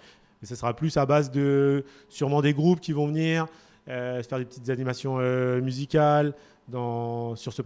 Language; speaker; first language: French; native; French